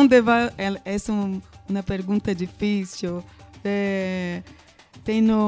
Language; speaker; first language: Spanish; non-native, learner; Portuguese